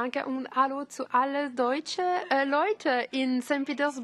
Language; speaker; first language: German; non-native, learner; French